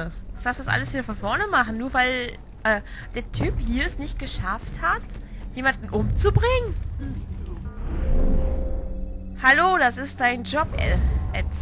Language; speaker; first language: German; native; German